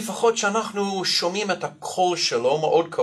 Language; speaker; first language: Hebrew; non-native, fluent; English